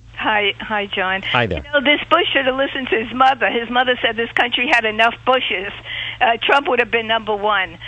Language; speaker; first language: English; native; English